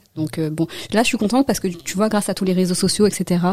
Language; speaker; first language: French; native; French